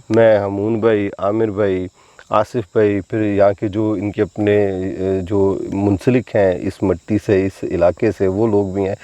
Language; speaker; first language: Urdu; non-native, local second language; Pahari-Potwari